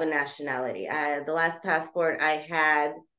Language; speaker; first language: English; early bilingual, other home language; Russian